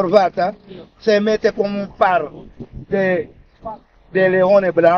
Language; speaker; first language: Spanish; non-native, learner; Haitian Creole